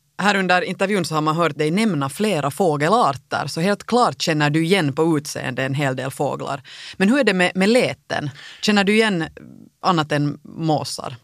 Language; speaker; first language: Swedish; native; Swedish